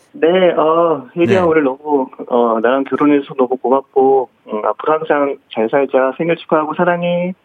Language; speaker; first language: Korean; native; Korean